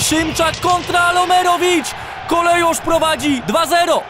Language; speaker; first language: Polish; native; Polish